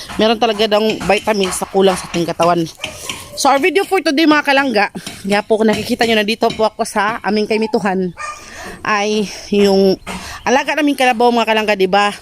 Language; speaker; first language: Filipino; non-native, local second language; Cebuano